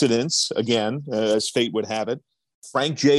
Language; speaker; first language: English; native; English